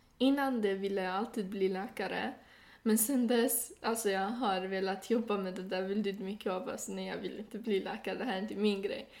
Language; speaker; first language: Swedish; non-native, fluent; Persian